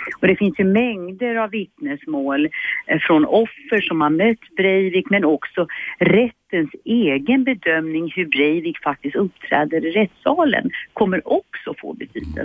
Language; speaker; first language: Swedish; native; Swedish